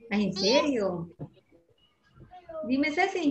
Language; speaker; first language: Spanish; native; Spanish